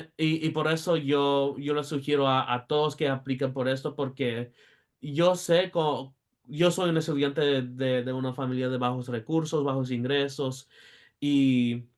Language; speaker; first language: Spanish; early bilingual, heritage; Spanish